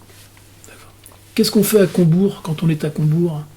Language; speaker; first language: French; native; French